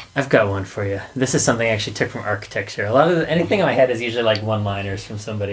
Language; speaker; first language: English; native; English